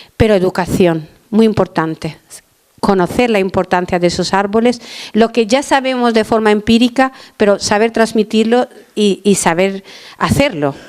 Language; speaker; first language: Spanish; non-native, fluent; Albanian